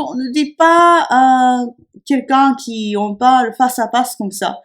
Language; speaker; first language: French; non-native, fluent; Japanese